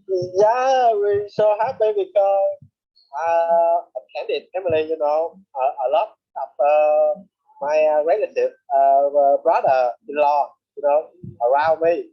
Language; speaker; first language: English; non-native, learner; Vietnamese